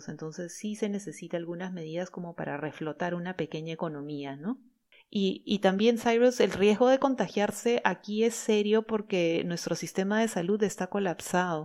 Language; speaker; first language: Spanish; native; Spanish